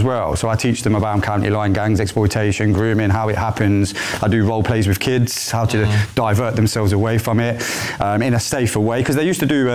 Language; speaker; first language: English; native; English